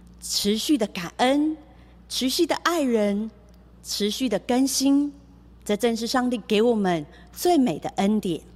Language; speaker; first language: Chinese; early bilingual, heritage; Chinese